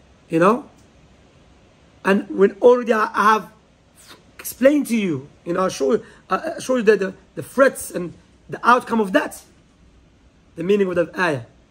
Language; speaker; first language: English; non-native, fluent; Arabic